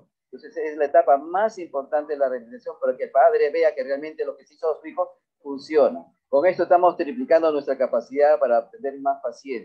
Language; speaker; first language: Spanish; native; Spanish